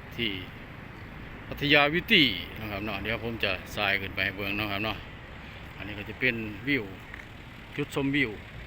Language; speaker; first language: Thai; non-native, local second language; Northeastern Thai